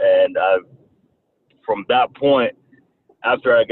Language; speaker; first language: English; early bilingual, other home language; Kinyarwanda